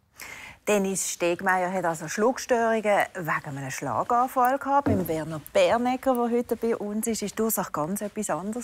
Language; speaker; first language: German; native; German